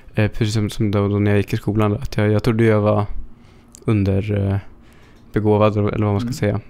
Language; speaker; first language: Swedish; native; Swedish